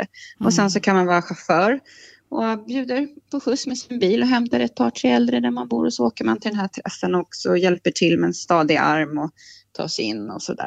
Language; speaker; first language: Swedish; native; Swedish